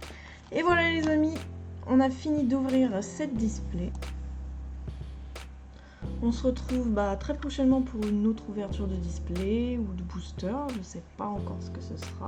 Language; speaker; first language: French; native; French